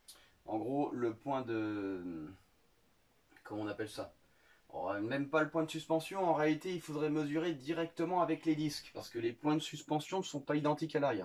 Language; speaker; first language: French; native; French